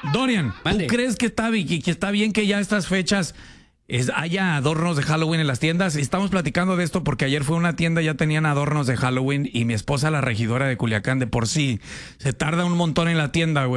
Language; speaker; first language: Spanish; native; Spanish